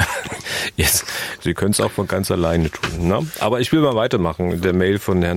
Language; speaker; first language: German; native; German